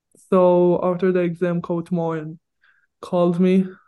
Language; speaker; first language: English; non-native, fluent; Hebrew